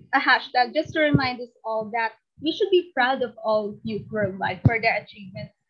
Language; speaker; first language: English; non-native, local second language; Filipino